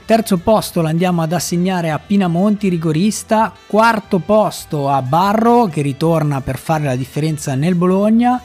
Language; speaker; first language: Italian; native; Italian